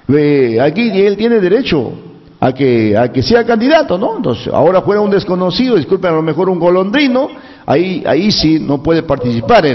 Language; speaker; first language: Spanish; native; Spanish